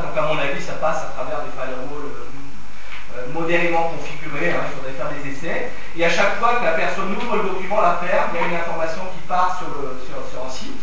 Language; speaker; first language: French; native; French